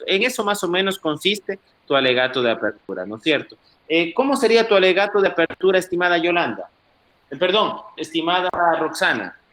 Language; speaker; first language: Spanish; native; Spanish